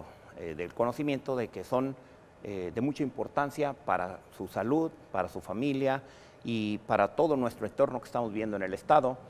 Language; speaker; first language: Spanish; native; Spanish